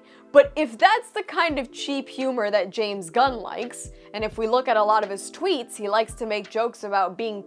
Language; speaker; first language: English; native; English